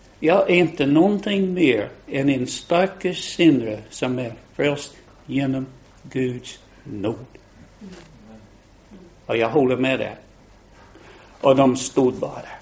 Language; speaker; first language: Swedish; non-native, fluent; English